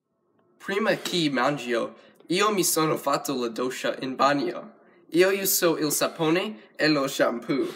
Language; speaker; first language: Italian; non-native, learner; English